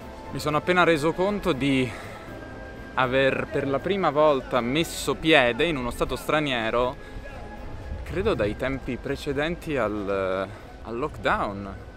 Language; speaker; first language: Italian; native; Italian